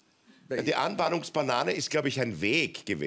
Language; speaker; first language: German; native; German